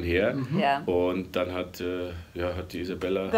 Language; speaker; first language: German; native; German